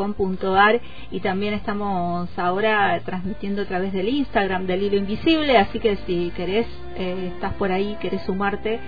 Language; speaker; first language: Spanish; native; Spanish